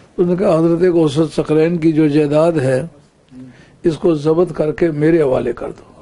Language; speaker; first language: Urdu; non-native, local second language; Punjabi